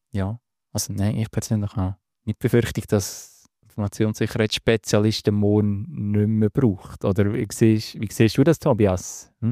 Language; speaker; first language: German; native; German